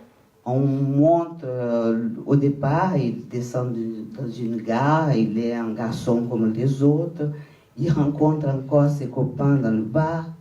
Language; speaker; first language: French; non-native, fluent; Portuguese